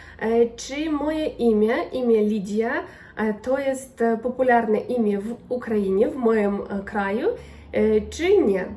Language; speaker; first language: Polish; non-native, learner; Ukrainian